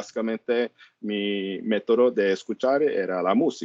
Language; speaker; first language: Spanish; non-native, learner; English